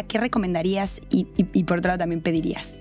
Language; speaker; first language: Spanish; native; Spanish